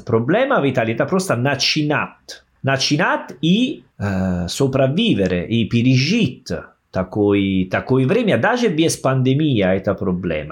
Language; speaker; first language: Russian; non-native, fluent; Italian